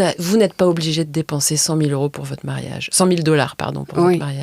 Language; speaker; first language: French; native; French